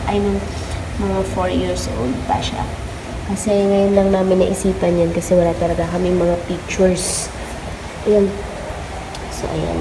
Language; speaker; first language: Filipino; native; Filipino